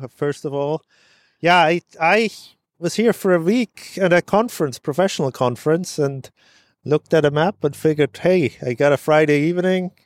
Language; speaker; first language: English; non-native, fluent; German